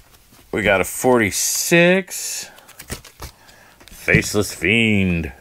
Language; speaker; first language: English; native; English